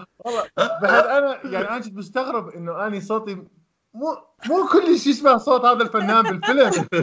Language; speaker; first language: Arabic; native; Arabic